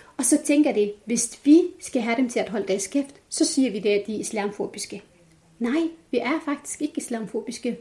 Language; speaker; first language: Danish; non-native, fluent; Arabic